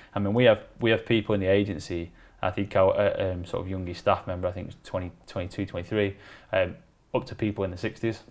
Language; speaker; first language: English; native; English